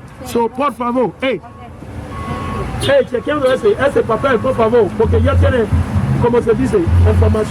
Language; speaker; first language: Spanish; non-native, learner; English